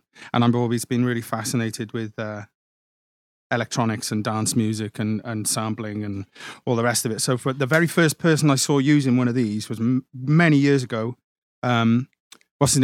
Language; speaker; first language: English; native; English